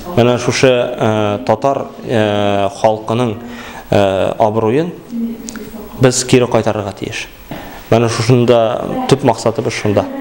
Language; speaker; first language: Tatar; non-native, local second language; Russian